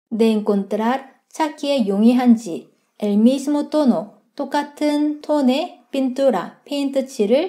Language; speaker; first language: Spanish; non-native, fluent; Korean